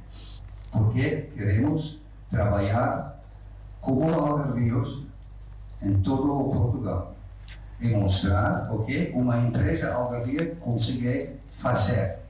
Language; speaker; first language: Portuguese; non-native, fluent; Dutch